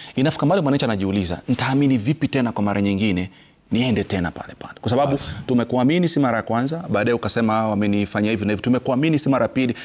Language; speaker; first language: Swahili; native; Swahili